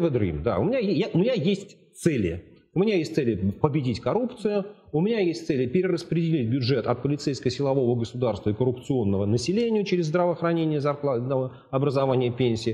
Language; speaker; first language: Russian; native; Russian